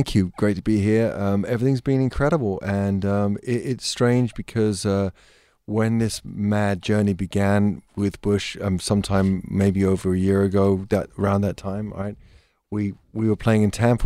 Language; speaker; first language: English; native; English